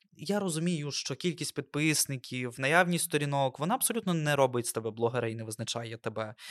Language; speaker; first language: Ukrainian; non-native, local second language; Russian